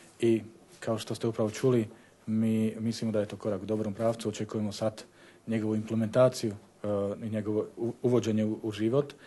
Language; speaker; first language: Bosnian; non-native, fluent; Slovak